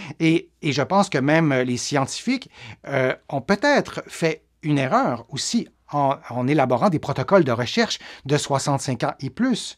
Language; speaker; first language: French; native; French